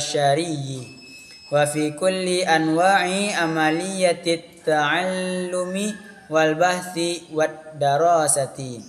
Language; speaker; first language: Arabic; non-native, learner; Indonesian